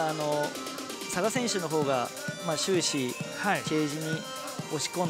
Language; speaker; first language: Japanese; native; Japanese